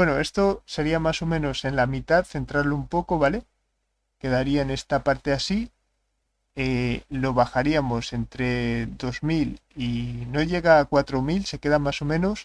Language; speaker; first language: Spanish; native; Spanish